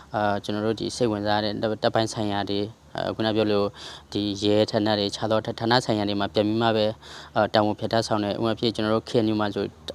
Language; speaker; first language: Burmese; non-native, local second language; S'gaw Karen